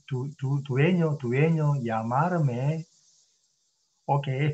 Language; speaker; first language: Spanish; non-native, learner; Korean